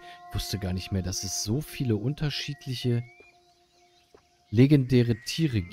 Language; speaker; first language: German; native; German